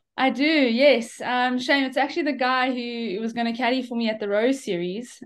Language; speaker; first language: English; native; English